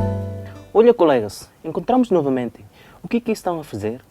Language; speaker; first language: Portuguese; non-native, learner; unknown